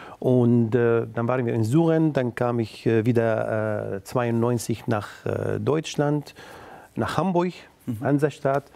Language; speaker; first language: German; non-native, fluent; Arabic